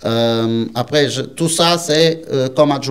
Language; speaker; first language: French; non-native, learner; Portuguese